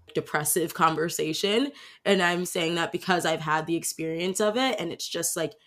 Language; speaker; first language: English; native; English